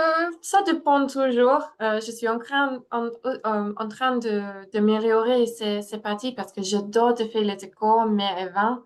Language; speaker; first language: French; non-native, fluent; English